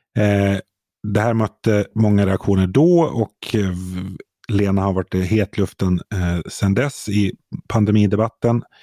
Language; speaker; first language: Swedish; native; Swedish